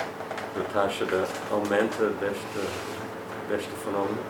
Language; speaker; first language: Portuguese; non-native, fluent; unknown